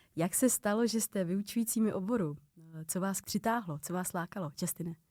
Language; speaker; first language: Czech; native; Czech